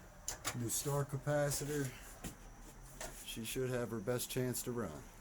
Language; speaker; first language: English; native; English